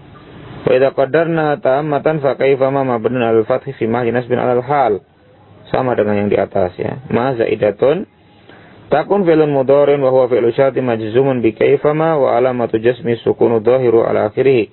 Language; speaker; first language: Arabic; non-native, fluent; Indonesian